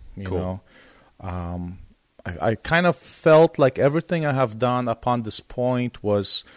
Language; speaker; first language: English; non-native, fluent; Polish